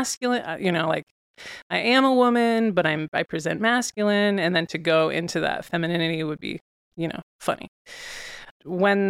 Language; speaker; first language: English; native; English